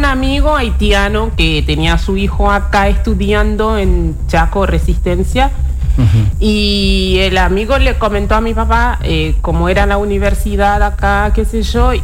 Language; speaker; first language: Spanish; non-native, fluent; Haitian Creole